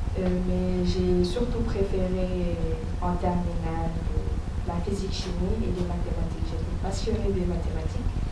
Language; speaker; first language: French; non-native, local second language; Wolof